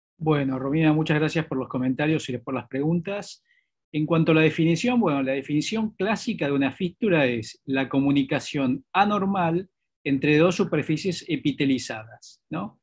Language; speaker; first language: Spanish; native; Spanish